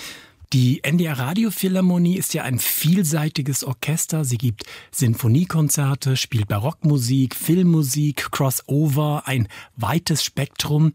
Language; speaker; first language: German; native; German